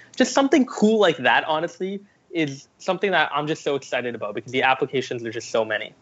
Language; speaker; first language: English; early bilingual, other home language; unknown